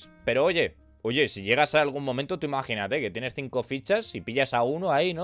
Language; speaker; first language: Spanish; native; Spanish